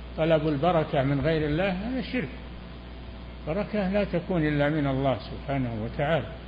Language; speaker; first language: Arabic; native; Arabic